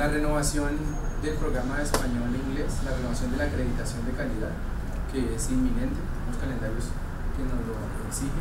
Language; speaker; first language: Spanish; native; Spanish